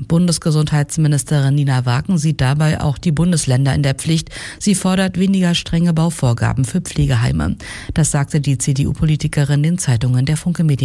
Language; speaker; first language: German; native; German